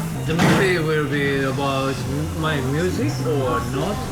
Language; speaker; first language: English; non-native, learner; Japanese